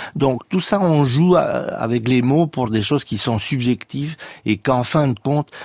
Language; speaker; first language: French; non-native, fluent; Romanian